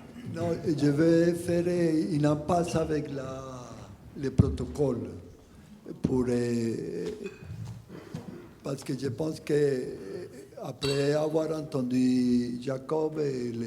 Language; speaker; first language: French; non-native, fluent; Spanish